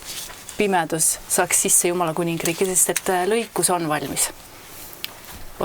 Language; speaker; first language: Estonian; native; Estonian